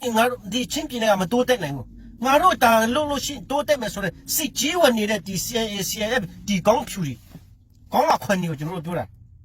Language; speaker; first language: Burmese; non-native, local second language; Hakha Chin